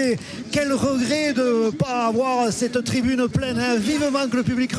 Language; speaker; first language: French; native; French